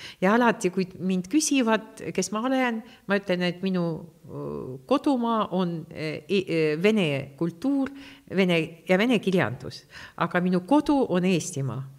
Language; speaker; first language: Estonian; non-native, local second language; Russian